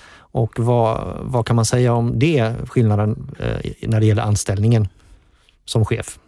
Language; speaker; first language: Swedish; native; Swedish